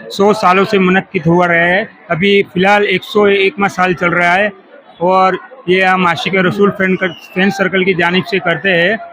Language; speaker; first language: Hindi; non-native, local second language; Gujarati